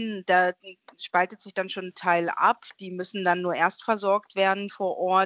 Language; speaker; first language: German; native; German